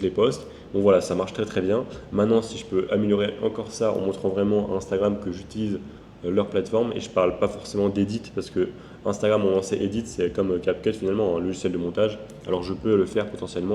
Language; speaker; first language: French; native; French